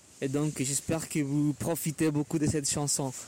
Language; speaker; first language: French; non-native, learner; Spanish